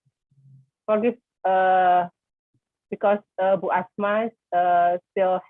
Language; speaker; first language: English; non-native, fluent; Indonesian